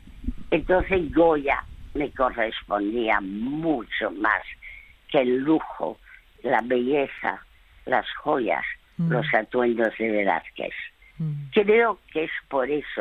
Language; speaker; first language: Spanish; early bilingual, other home language; French